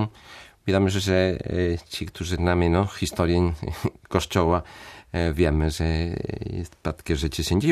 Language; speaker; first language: Polish; non-native, fluent; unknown